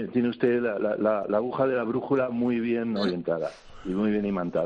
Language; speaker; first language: Spanish; native; Spanish